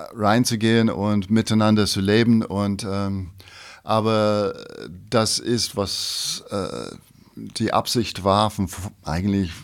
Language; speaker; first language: German; non-native, fluent; English